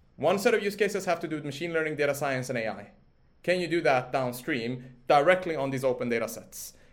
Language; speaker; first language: English; early bilingual, other home language; Swedish